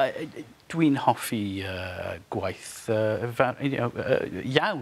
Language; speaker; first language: Welsh; non-native, local second language; English